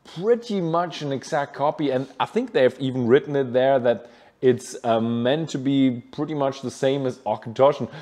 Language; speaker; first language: English; non-native, fluent; German